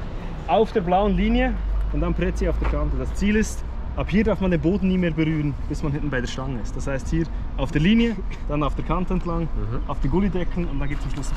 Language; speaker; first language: German; native; German